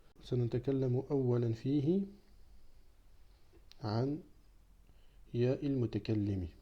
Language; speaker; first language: Arabic; non-native, fluent; French